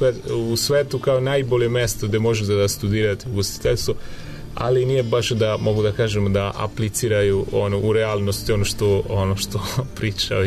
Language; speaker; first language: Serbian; non-native, fluent; Italian